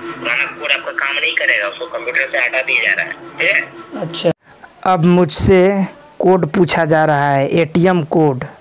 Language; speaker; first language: Hindi; native; Hindi